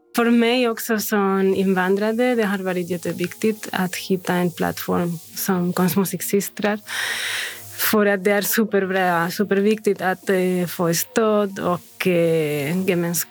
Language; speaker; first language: Swedish; non-native, fluent; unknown